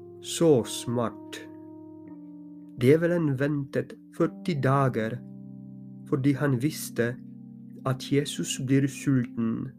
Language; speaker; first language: Norwegian; non-native, fluent; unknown